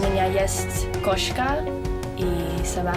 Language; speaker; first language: Russian; non-native, learner; English